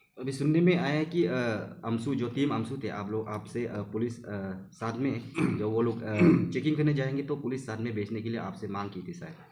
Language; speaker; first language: Hindi; non-native, local second language; Adi